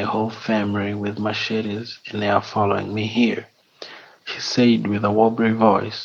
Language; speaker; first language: English; non-native, local second language; Kinyarwanda